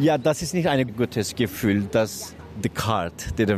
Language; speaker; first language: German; non-native, learner; Turkish